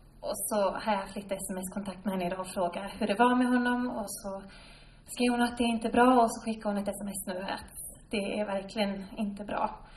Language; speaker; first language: Swedish; native; Swedish